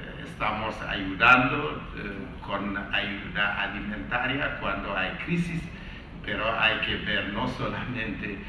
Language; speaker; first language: Spanish; non-native, fluent; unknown